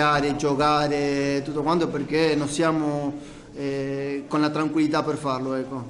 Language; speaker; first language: Italian; non-native, fluent; Spanish